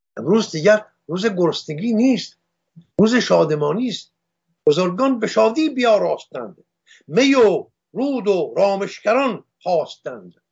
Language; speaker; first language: Persian; non-native, local second language; Armenian